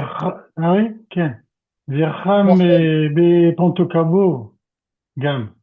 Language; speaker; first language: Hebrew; non-native, learner; French